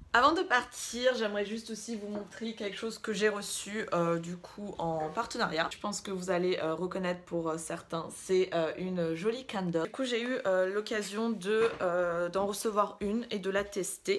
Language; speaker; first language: French; early bilingual, other home language; Russian